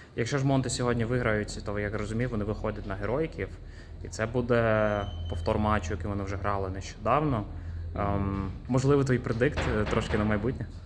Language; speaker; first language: Ukrainian; native; Ukrainian